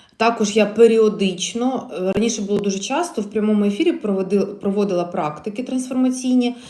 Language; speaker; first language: Ukrainian; non-native, local second language; Russian